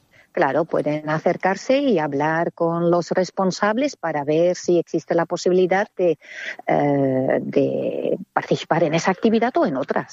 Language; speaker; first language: Spanish; non-native, fluent; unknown